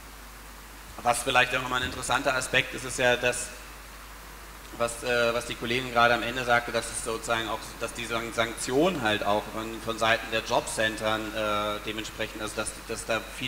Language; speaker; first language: German; native; German